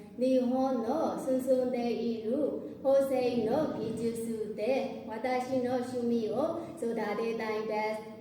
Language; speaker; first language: Japanese; non-native, learner; Burmese